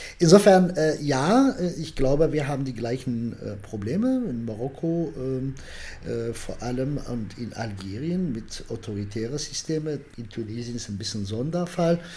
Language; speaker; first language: German; non-native, fluent; Arabic